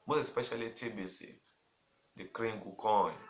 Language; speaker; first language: English; non-native, local second language; Yoruba